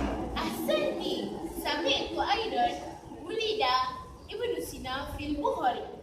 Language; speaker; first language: Arabic; non-native, learner; Malay